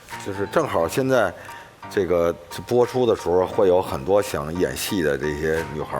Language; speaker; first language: Chinese; native; Chinese